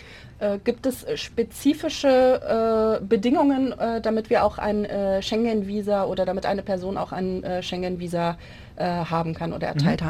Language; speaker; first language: German; non-native, local second language; Arabic